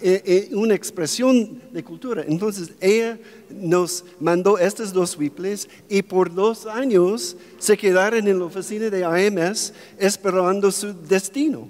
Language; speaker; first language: Spanish; non-native, fluent; English